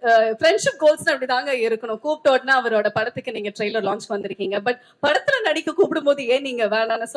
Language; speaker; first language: Tamil; native; Tamil